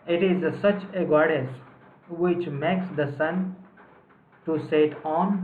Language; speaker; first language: English; non-native, local second language; Marathi